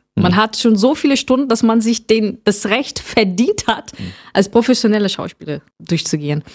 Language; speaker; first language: German; non-native, fluent; Portuguese